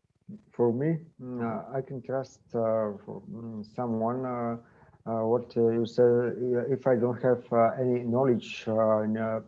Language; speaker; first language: English; non-native, learner; Bulgarian